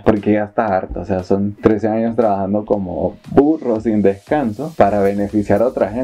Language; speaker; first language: Spanish; native; Spanish